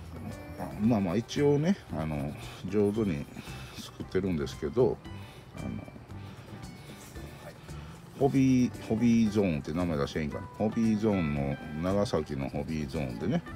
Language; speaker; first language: Japanese; native; Japanese